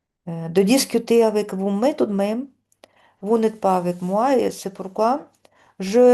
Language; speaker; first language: French; non-native, fluent; Russian